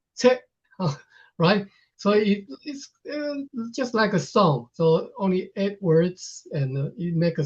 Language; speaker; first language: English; non-native, fluent; Chinese